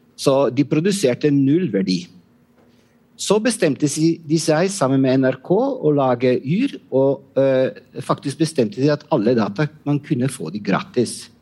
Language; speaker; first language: Norwegian; non-native, fluent; Italian